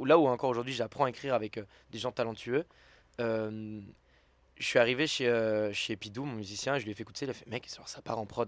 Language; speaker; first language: French; native; French